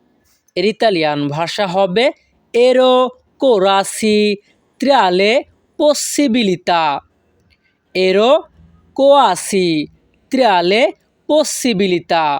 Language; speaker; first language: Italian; non-native, fluent; Bangla